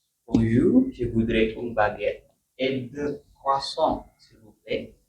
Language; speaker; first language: French; non-native, learner; Indonesian